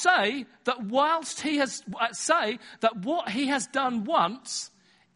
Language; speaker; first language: English; native; English